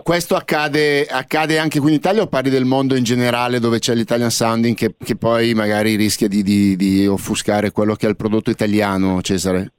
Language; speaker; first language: Italian; native; Italian